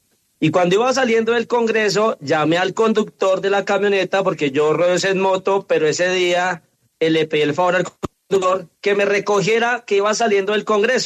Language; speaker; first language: Spanish; native; Spanish